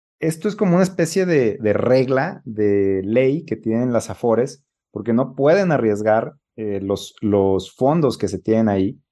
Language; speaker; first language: Spanish; native; Spanish